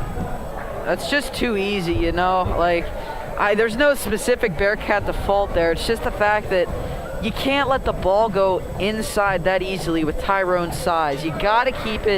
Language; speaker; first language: English; native; English